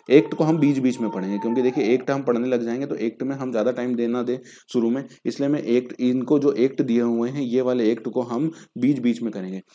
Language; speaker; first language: Hindi; native; Hindi